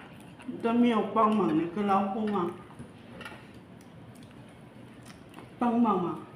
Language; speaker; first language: Chinese; non-native, learner; Filipino